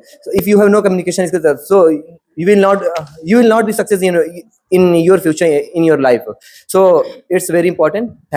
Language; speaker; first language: English; non-native, learner; Hindi